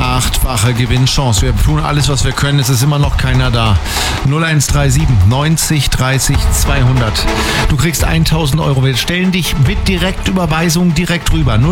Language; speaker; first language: German; native; German